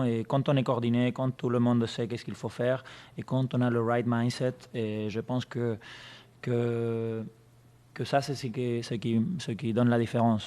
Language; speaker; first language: French; non-native, fluent; Spanish